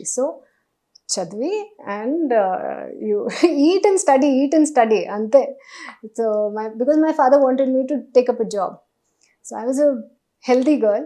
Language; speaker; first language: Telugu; non-native, learner; Hindi